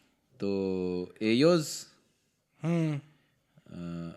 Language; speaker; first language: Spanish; non-native, learner; Hindi